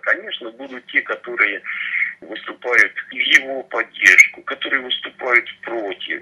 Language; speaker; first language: Russian; native; Russian